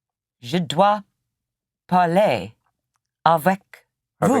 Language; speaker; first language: French; non-native, learner; English